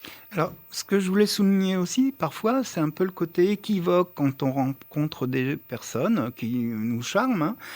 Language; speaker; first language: French; native; French